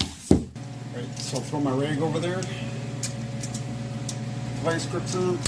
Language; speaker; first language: English; native; English